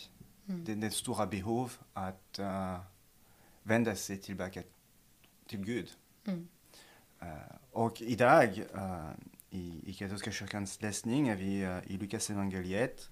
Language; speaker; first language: Swedish; non-native, fluent; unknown